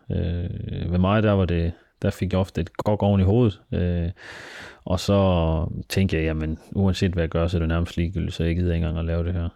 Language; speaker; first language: Danish; early bilingual, other home language; Somali